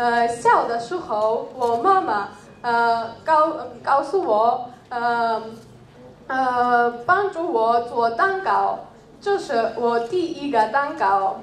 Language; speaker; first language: Chinese; non-native, learner; Georgian